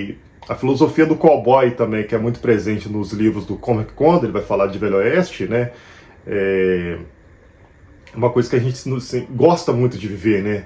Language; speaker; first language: Portuguese; native; Portuguese